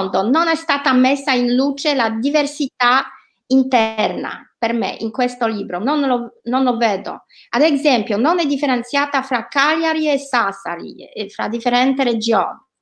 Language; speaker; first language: Italian; non-native, learner; Polish